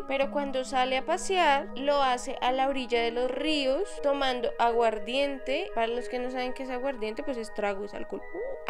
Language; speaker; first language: Spanish; native; Spanish